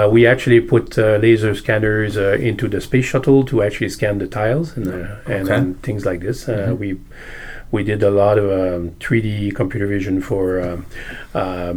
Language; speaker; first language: English; native; English